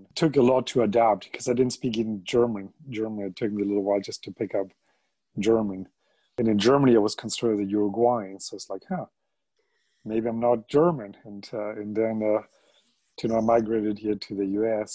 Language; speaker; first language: English; non-native, fluent; German